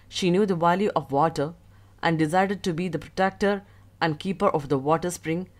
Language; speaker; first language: English; non-native, local second language; Malayalam